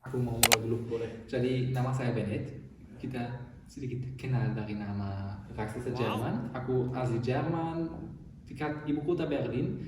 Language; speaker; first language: Indonesian; non-native, learner; German